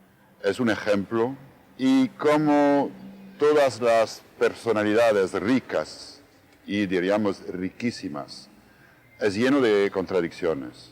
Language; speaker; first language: Spanish; non-native, fluent; French